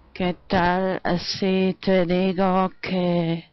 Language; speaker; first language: Spanish; non-native, fluent; German